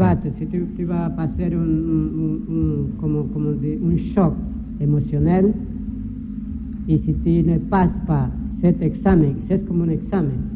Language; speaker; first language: French; non-native, learner; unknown